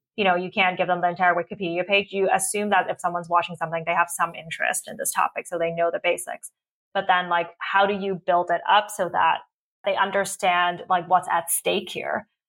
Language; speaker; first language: English; early bilingual, other home language; Cantonese